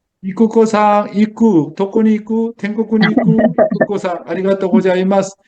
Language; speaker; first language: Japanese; non-native, fluent; Korean